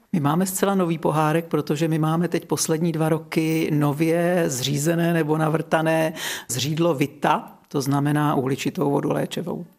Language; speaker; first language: Czech; native; Czech